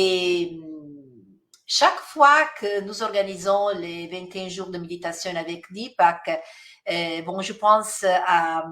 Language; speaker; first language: French; non-native, fluent; Italian